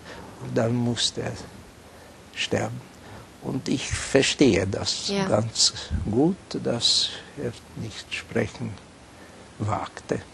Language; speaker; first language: German; non-native, fluent; Hungarian